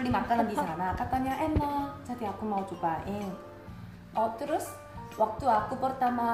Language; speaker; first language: Indonesian; non-native, fluent; Korean